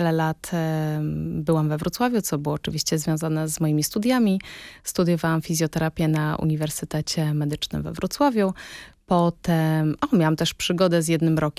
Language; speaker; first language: Polish; native; Polish